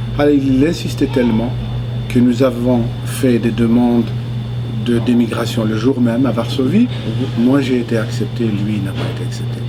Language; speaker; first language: French; non-native, local second language; Arabic